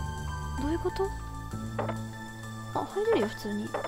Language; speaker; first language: Japanese; native; Japanese